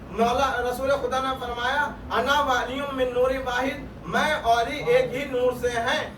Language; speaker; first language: Urdu; native; Urdu